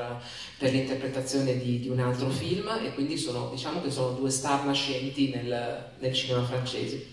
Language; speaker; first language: Italian; native; Italian